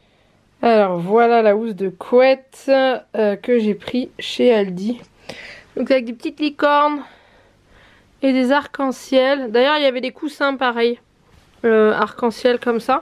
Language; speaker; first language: French; native; French